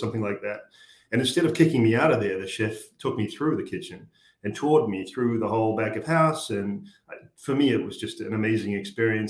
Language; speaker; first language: English; native; English